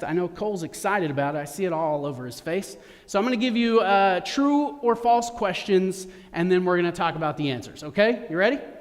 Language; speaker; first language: English; native; English